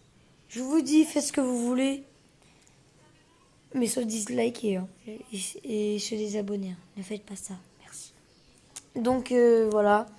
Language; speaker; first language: French; early bilingual, other home language; Portuguese